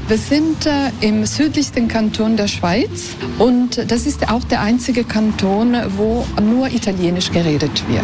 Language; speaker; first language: German; non-native, local second language; Italian